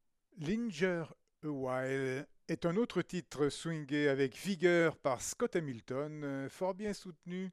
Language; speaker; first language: French; native; French